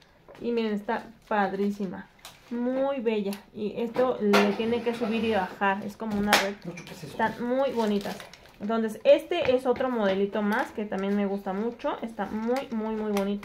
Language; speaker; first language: Spanish; native; Spanish